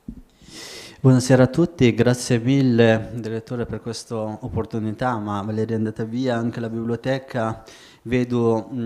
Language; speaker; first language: Italian; non-native, fluent; Hazaragi